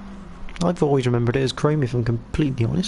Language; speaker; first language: English; native; English